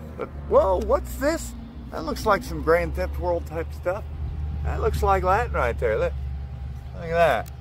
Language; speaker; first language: English; native; English